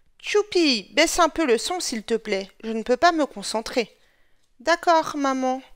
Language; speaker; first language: French; native; French